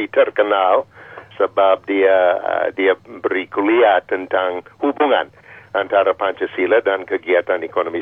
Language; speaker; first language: Indonesian; non-native, fluent; English